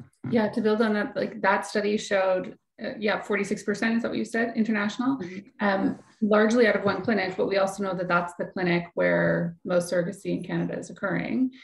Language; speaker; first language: English; native; English